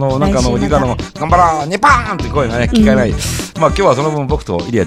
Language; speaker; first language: Japanese; native; Japanese